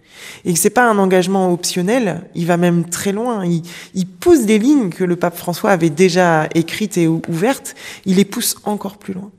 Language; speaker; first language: French; native; French